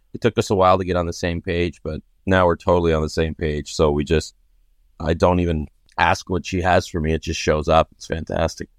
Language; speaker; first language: English; native; English